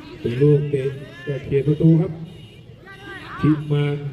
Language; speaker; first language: Thai; native; Thai